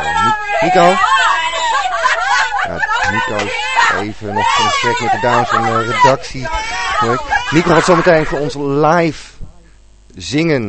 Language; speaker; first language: Dutch; native; Dutch